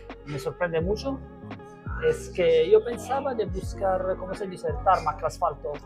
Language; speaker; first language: Spanish; non-native, learner; Italian